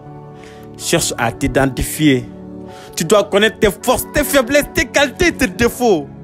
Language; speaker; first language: French; non-native, local second language; Wolof